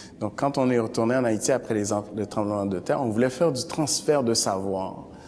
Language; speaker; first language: French; early bilingual, other home language; Haitian Creole